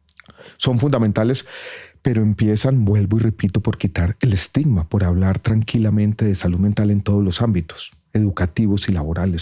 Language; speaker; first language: Spanish; native; Spanish